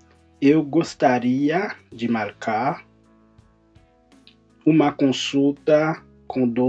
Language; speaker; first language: Portuguese; non-native, fluent; Haitian Creole